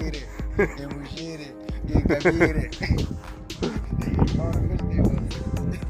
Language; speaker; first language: Hindi; non-native, local second language; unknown